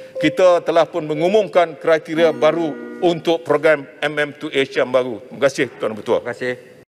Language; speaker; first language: Malay; native; Malay